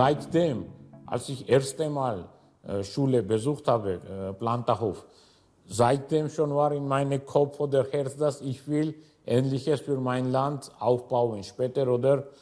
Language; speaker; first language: German; non-native, fluent; Georgian